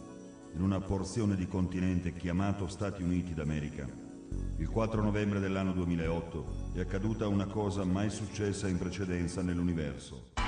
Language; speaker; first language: Italian; native; Italian